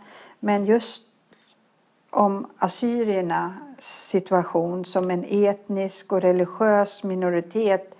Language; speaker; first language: Swedish; early bilingual, other home language; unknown